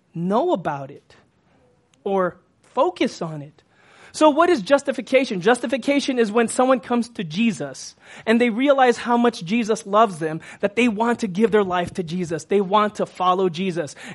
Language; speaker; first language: English; native; English